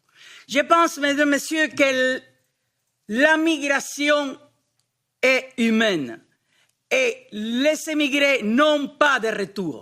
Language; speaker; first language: French; non-native, fluent; Spanish